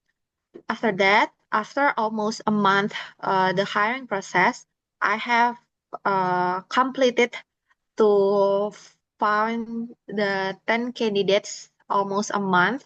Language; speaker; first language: English; non-native, learner; Indonesian